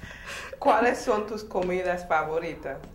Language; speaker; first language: Spanish; non-native, fluent; English